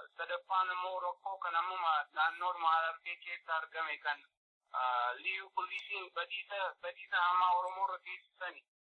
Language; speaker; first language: Oromo; early bilingual, heritage; Oromo